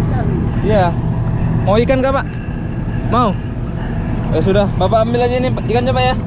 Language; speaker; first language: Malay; non-native, local second language; Javanese